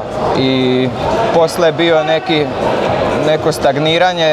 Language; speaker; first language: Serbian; non-native, local second language; Slovak